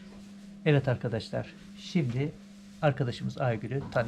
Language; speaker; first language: Turkish; native; Turkish